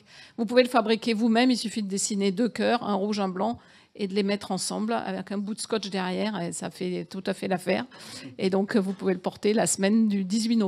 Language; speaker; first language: French; native; French